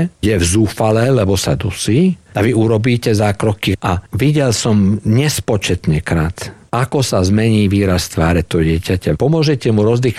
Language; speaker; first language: Slovak; native; Slovak